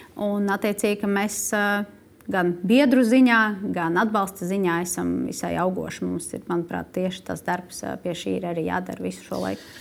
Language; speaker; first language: Latvian; non-native, local second language; Russian